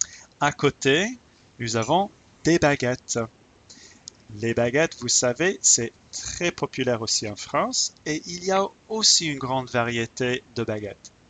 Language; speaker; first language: French; non-native, fluent; English